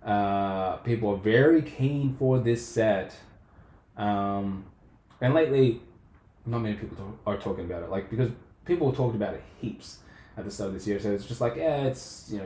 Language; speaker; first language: English; native; English